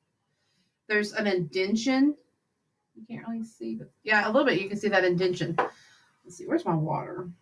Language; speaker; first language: English; native; English